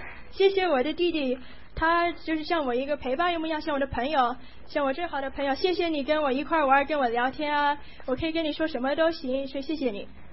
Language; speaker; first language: Chinese; early bilingual, heritage; Chinese